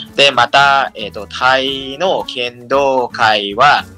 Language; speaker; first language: Japanese; non-native, learner; Thai